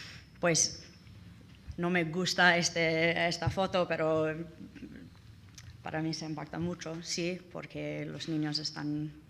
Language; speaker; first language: Spanish; non-native, learner; English